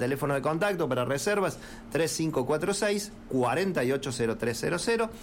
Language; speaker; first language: Spanish; native; Spanish